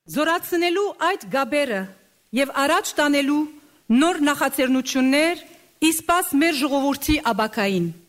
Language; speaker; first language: Armenian; early bilingual, heritage; Armenian